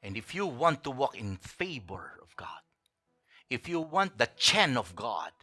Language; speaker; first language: English; non-native, local second language; Filipino